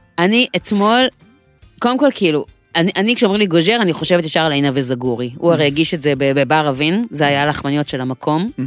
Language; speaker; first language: Hebrew; native; Hebrew